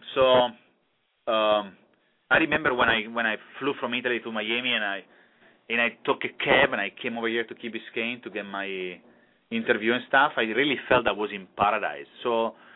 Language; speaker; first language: English; non-native, fluent; Italian